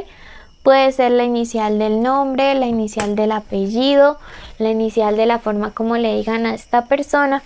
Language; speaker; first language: Spanish; native; Spanish